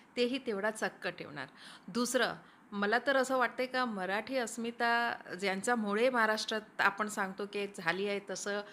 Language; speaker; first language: Marathi; non-native, local second language; Hindi